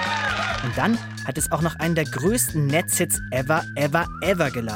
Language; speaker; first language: German; native; German